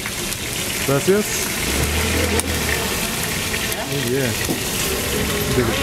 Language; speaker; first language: Spanish; non-native, learner; English